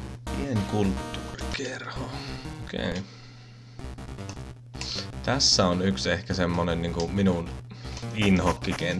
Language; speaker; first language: Finnish; native; Finnish